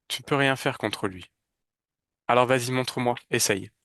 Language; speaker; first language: French; native; French